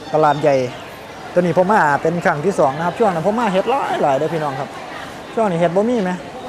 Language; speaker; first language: Thai; native; Thai